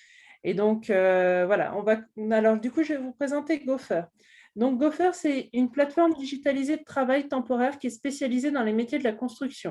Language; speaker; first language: French; native; French